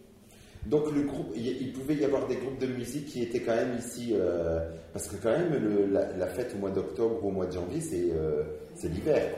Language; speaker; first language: French; native; French